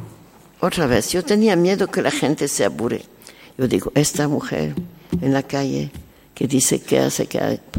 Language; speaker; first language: Spanish; non-native, learner; French